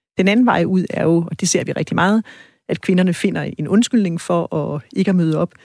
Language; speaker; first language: Danish; native; Danish